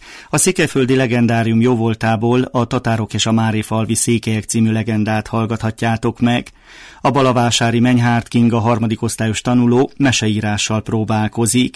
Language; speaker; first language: Hungarian; native; Hungarian